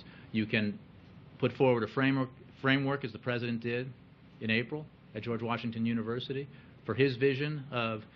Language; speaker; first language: English; native; English